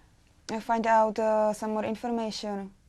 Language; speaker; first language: English; non-native, learner; Czech